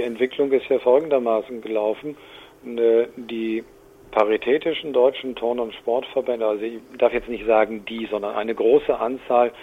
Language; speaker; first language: German; native; German